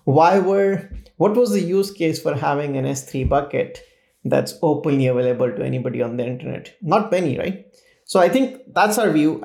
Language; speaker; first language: English; non-native, local second language; Hindi